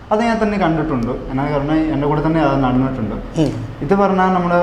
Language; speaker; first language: Malayalam; non-native, fluent; Nepali